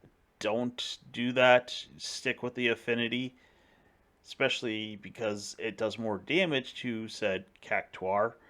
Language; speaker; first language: English; native; English